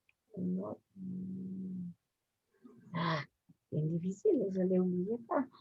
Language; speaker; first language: French; non-native, learner; Spanish